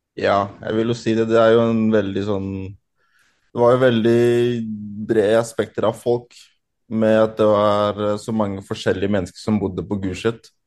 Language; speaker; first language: Norwegian; early bilingual, other home language; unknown